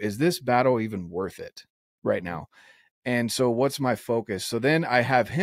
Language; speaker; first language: English; native; English